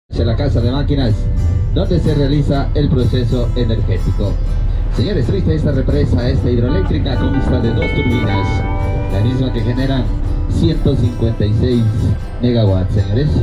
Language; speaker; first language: Spanish; native; Spanish